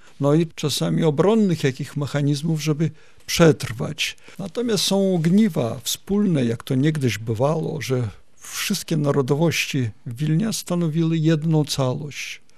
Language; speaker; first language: Polish; native; Polish